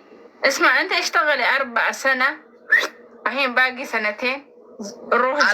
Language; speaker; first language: Arabic; native; Arabic